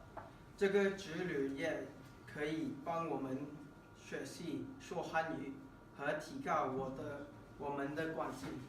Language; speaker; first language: Chinese; non-native, learner; English